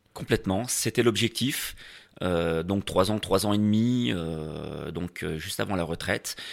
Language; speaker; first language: French; native; French